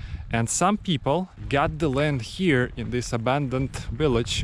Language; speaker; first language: English; non-native, fluent; Russian